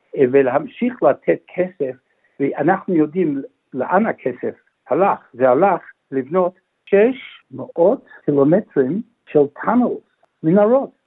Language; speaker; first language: Hebrew; non-native, fluent; English